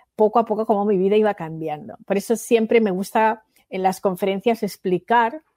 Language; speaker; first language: Spanish; native; Spanish